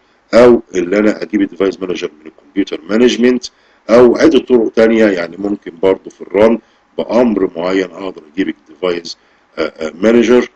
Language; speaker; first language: Arabic; native; Arabic